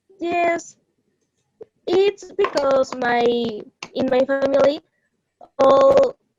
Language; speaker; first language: English; non-native, learner; Spanish